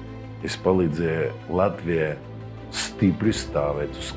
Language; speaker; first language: Latvian; non-native, local second language; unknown